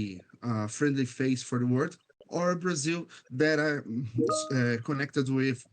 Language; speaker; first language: English; non-native, fluent; Portuguese